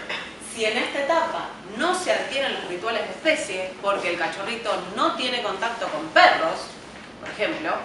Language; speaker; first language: Spanish; native; Spanish